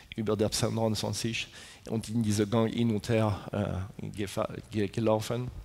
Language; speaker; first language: German; non-native, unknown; French